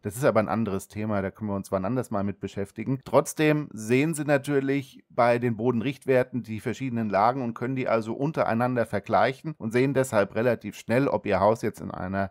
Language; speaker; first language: German; native; German